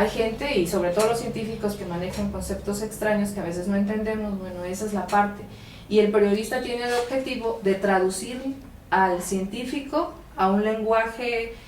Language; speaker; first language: Spanish; native; Spanish